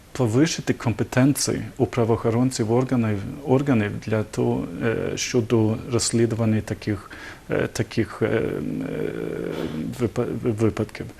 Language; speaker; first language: Ukrainian; non-native, learner; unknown